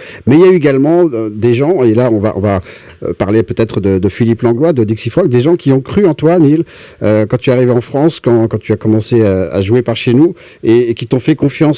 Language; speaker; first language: French; native; French